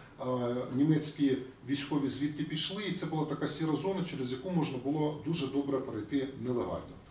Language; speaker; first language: Ukrainian; native; Ukrainian